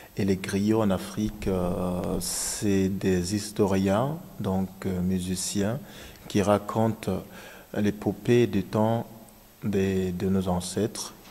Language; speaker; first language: French; non-native, local second language; Dyula